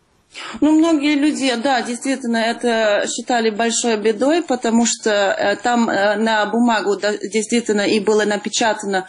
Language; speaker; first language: Russian; non-native, fluent; Dutch